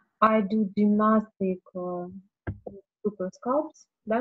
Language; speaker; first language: English; non-native, learner; Russian